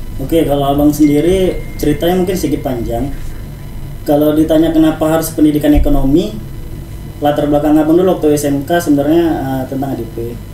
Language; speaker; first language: Indonesian; native; Indonesian